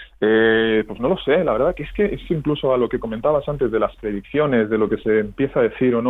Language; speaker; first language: Spanish; native; Spanish